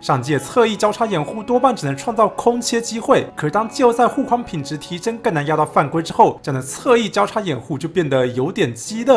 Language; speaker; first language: Chinese; native; Chinese